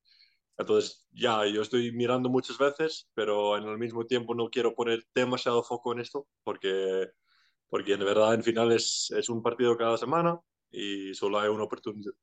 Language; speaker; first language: Spanish; non-native, fluent; Icelandic